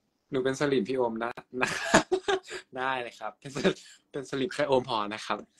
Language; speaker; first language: Thai; native; Thai